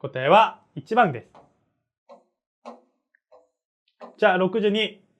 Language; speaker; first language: Japanese; non-native, fluent; Korean